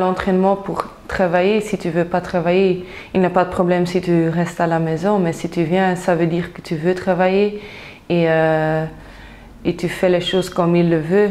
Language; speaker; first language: French; non-native, local second language; Dutch